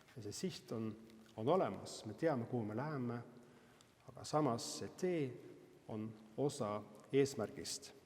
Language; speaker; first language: Estonian; non-native, fluent; Norwegian